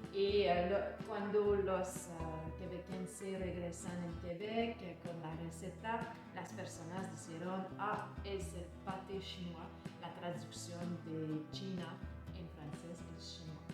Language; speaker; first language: Spanish; non-native, learner; French